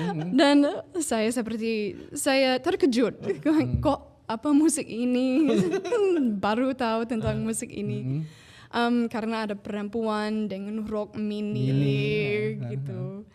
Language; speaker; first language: Indonesian; non-native, fluent; English